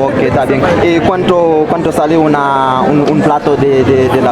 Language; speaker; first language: Spanish; non-native, learner; Haitian Creole